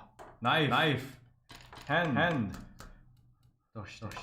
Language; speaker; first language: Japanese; non-native, learner; English